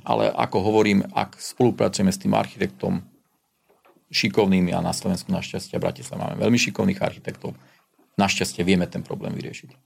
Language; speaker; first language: Slovak; non-native, local second language; Hungarian